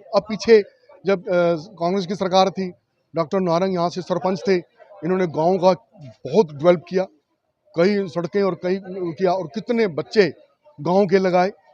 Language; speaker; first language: Hindi; native; Hindi